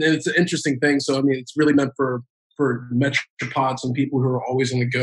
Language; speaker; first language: English; native; English